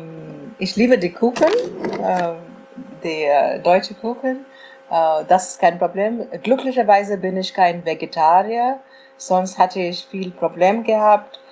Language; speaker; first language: German; non-native, fluent; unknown